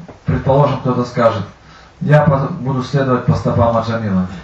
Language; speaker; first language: Russian; native; Russian